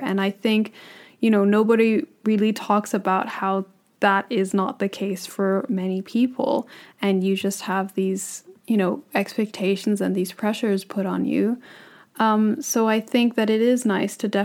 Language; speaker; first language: English; non-native, local second language; Cantonese